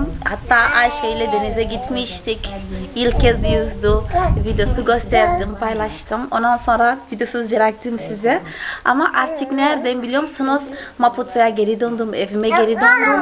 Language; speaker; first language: Turkish; non-native, fluent; Portuguese